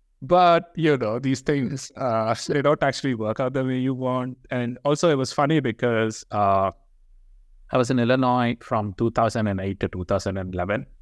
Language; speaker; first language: English; non-native, local second language; Telugu